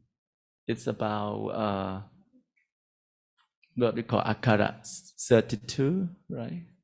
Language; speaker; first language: English; non-native, learner; Thai